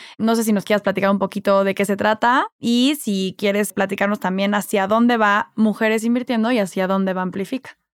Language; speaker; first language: Spanish; native; Spanish